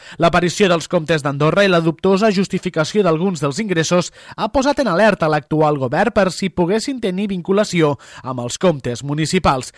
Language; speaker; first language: Catalan; native; Catalan